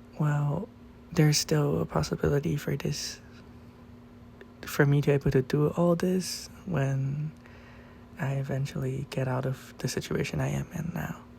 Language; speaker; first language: English; non-native, fluent; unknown